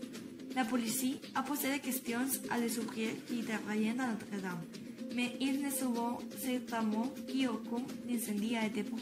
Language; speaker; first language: French; non-native, learner; Spanish